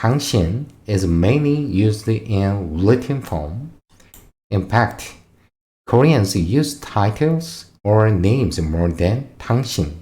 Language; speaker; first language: English; non-native, fluent; Korean